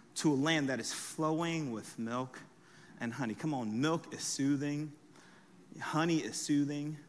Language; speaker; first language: English; early bilingual, other home language; French